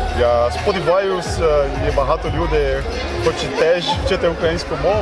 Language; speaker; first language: Ukrainian; non-native, learner; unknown